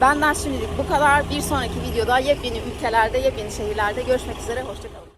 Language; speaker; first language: Turkish; native; Turkish